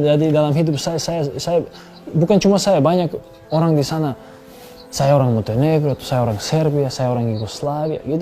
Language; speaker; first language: Indonesian; non-native, fluent; Serbian